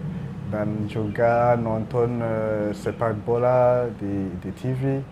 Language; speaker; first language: Indonesian; non-native, learner; Rundi